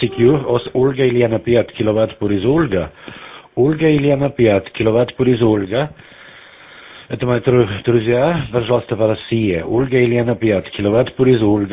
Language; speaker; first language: Russian; non-native, learner; German